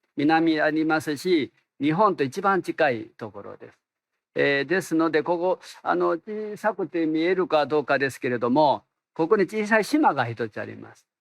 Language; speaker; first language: Japanese; non-native, fluent; Korean